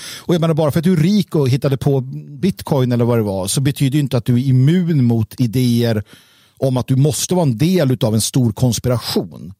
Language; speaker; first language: Swedish; native; Swedish